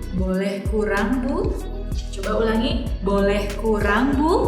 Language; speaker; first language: Indonesian; native; Indonesian